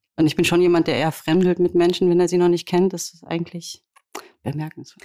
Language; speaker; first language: German; native; German